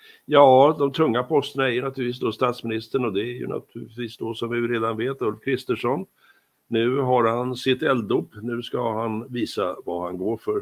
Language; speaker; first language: Swedish; native; Swedish